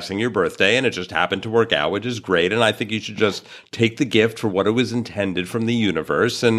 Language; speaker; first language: English; native; English